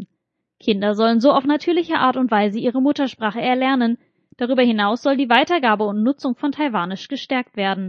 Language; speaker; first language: German; native; German